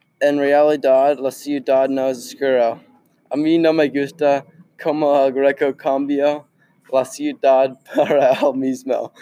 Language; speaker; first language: Spanish; non-native, learner; English